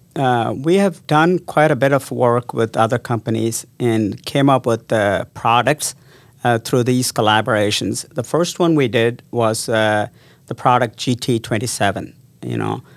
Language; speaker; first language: English; non-native, local second language; Tamil